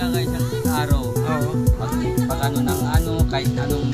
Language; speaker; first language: Filipino; non-native, local second language; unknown